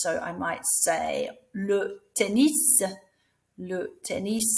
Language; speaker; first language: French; non-native, fluent; English